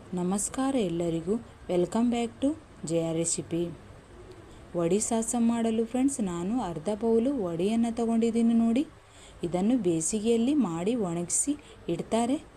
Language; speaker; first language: Kannada; non-native, local second language; Konkani